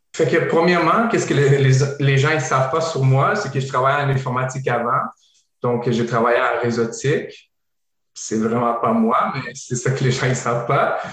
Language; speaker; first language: French; early bilingual, other home language; Bosnian